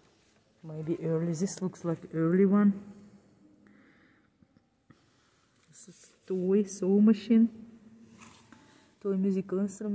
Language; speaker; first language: English; non-native, learner; Russian